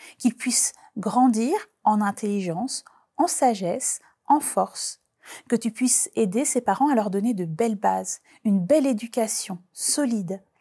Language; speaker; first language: French; native; French